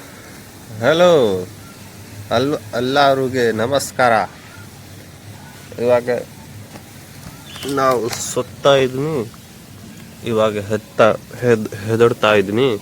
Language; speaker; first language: Kannada; non-native, local second language; Hindi